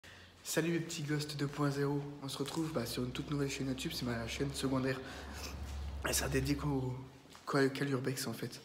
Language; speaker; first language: French; native; French